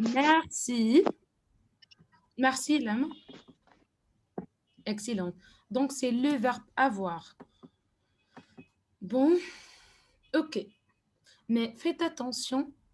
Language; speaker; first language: French; non-native, fluent; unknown